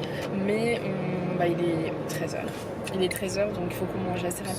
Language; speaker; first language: French; native; French